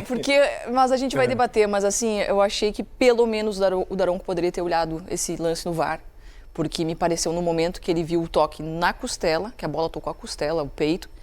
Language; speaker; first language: Portuguese; native; Portuguese